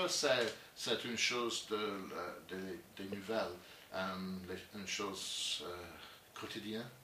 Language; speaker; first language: French; non-native, learner; English